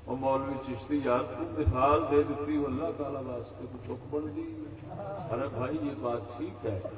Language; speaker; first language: Urdu; non-native, local second language; Punjabi